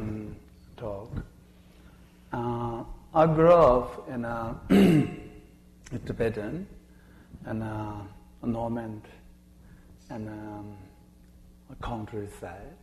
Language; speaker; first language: English; non-native, learner; Chinese